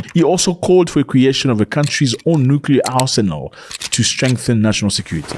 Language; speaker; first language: English; non-native, fluent; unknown